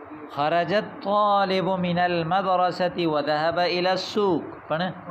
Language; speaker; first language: Arabic; non-native, fluent; Urdu